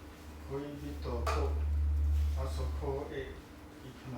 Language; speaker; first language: Japanese; non-native, learner; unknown